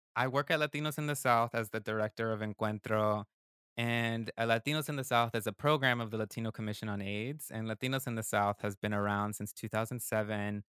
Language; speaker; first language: English; early bilingual, other home language; Spanish